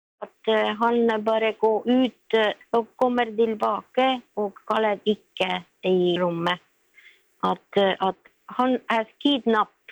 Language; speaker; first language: Norwegian; non-native, learner; Estonian